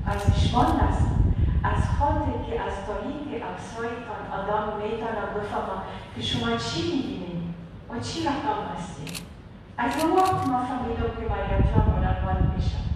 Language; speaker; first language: Persian; non-native, learner; Arabic